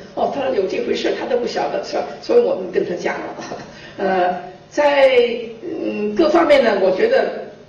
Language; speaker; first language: Chinese; native; Chinese